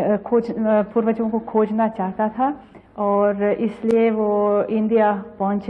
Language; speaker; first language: Hindi; non-native, fluent; Hungarian